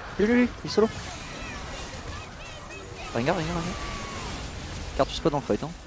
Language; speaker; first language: French; native; French